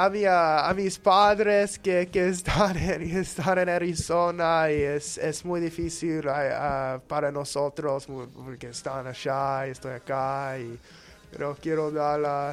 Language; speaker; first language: Spanish; non-native, fluent; English